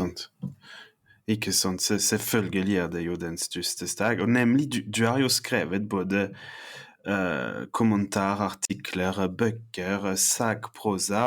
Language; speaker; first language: Norwegian; non-native, fluent; French